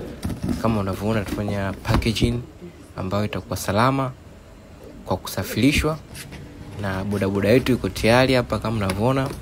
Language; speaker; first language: Swahili; native; Swahili